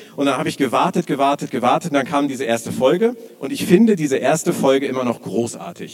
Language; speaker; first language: German; native; German